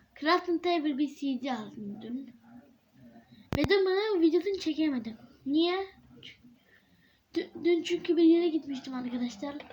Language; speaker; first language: Turkish; early bilingual, heritage; Turkish